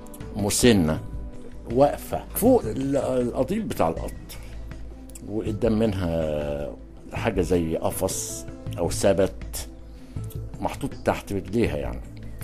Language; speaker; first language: Arabic; native; Arabic